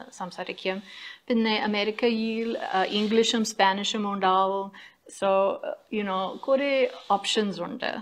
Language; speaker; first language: Malayalam; non-native, fluent; English